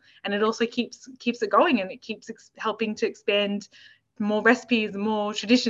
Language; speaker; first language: English; native; English